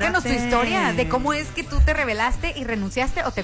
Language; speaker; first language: Spanish; native; Spanish